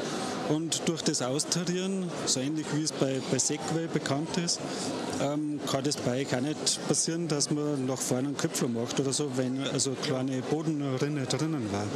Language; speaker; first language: German; native; German